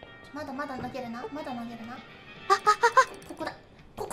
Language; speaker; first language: Japanese; native; Japanese